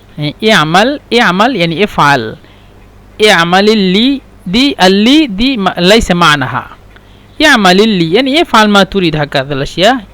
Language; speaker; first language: Egyptian Arabic; non-native, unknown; Bangla